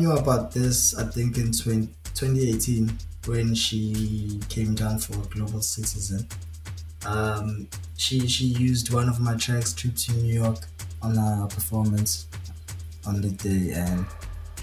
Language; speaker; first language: English; non-native, local second language; Zulu